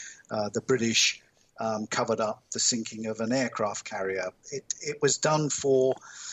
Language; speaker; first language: English; native; English